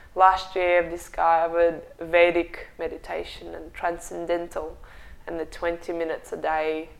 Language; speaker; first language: English; non-native, fluent; Russian